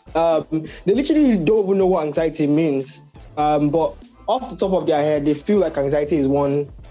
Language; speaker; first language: English; non-native, local second language; Yoruba